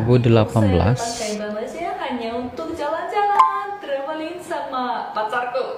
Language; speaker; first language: Indonesian; non-native, fluent; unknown